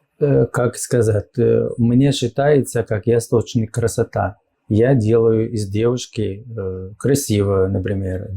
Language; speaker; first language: Russian; non-native, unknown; Arabic